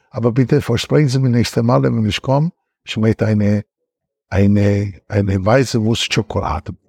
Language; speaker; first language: German; non-native, learner; Italian